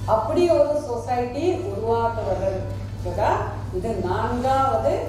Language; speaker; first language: Tamil; non-native, local second language; Marathi